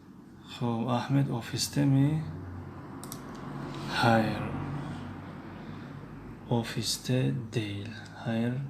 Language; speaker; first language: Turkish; non-native, fluent; Tajik